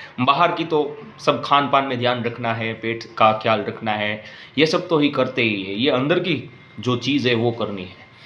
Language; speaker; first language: Hindi; non-native, local second language; Gujarati